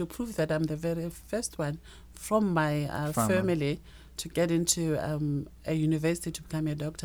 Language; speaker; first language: English; non-native, local second language; Northern Sotho